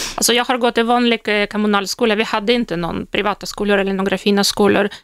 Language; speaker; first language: Swedish; non-native, fluent; Russian